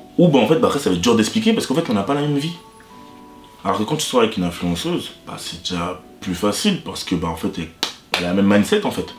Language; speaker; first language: French; native; French